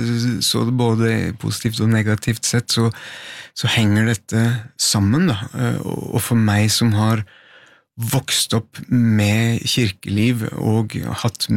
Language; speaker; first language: Norwegian; native; Norwegian